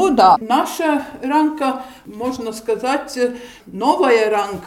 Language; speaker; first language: Russian; non-native, local second language; Latvian